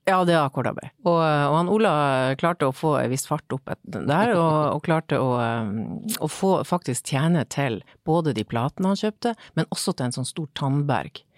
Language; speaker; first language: Norwegian; native; Norwegian